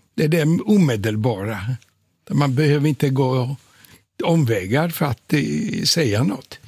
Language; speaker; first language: Swedish; non-native, fluent; Polish